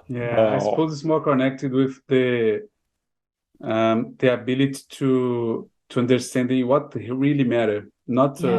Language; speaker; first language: English; non-native, fluent; Portuguese